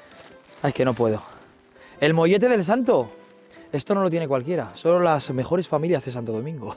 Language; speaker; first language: Spanish; native; Spanish